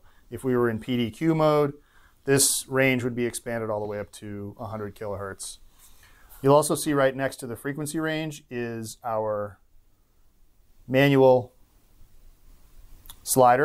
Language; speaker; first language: English; native; English